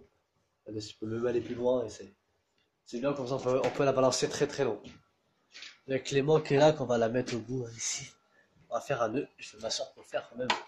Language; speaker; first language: French; native; French